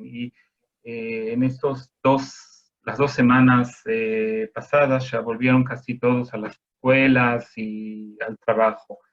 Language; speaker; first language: Spanish; non-native, fluent; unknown